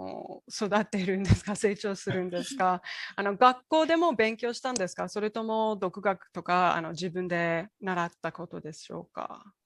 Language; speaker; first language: Japanese; non-native, fluent; English